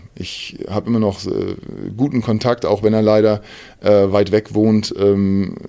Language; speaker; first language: German; native; German